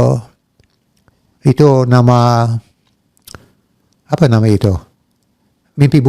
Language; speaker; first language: Indonesian; non-native, learner; English